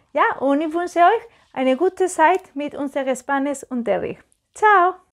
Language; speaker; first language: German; non-native, learner; Spanish